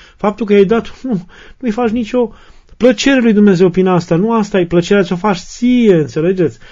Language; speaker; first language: Romanian; native; Romanian